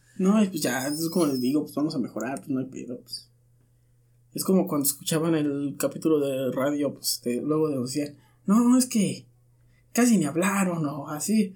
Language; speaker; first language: Spanish; native; Spanish